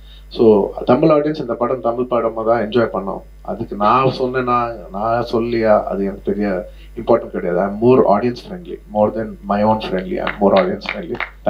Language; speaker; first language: Tamil; non-native, local second language; Telugu